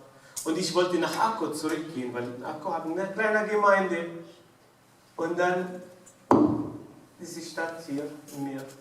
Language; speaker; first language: German; non-native, fluent; Arabic